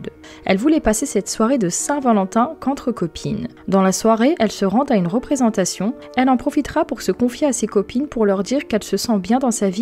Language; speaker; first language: French; native; French